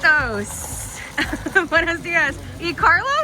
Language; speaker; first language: Spanish; non-native, learner; English